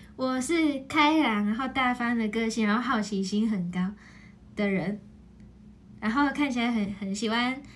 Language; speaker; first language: Chinese; non-native, fluent; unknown